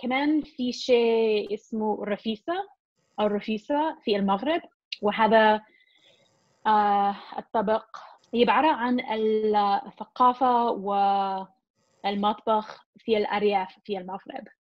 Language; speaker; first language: Arabic; non-native, fluent; English